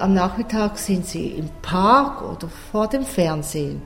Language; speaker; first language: German; native; German